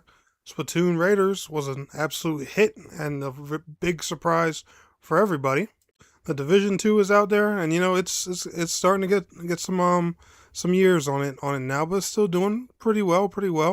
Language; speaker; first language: English; native; English